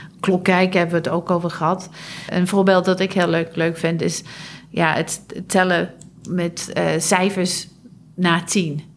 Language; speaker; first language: Dutch; non-native, fluent; English